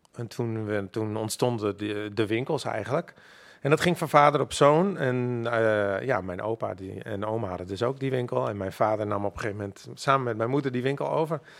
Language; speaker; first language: Dutch; non-native, local second language; Western Frisian